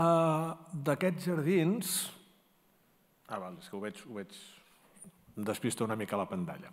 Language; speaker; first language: Catalan; native; Catalan